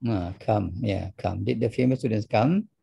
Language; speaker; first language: English; non-native, local second language; Malay